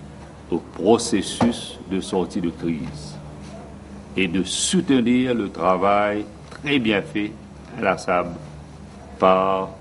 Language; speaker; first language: French; non-native, local second language; Morisyen